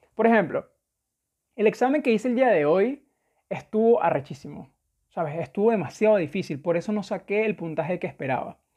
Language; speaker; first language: Spanish; native; Spanish